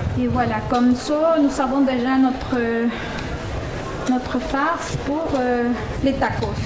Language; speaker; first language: French; non-native, fluent; Spanish